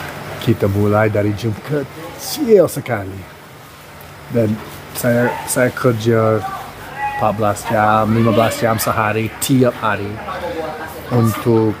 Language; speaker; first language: Indonesian; non-native, fluent; English